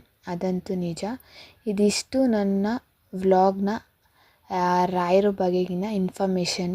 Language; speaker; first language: Kannada; native; Kannada